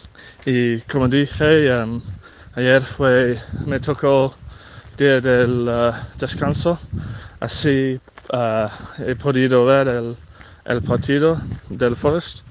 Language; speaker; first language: Spanish; non-native, fluent; English